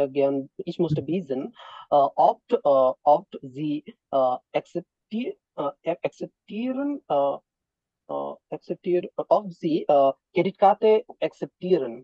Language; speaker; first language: German; non-native, learner; Bangla